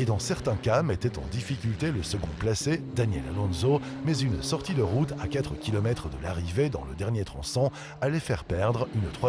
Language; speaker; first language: French; native; French